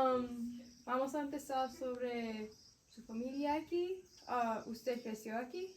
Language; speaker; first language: Spanish; non-native, fluent; English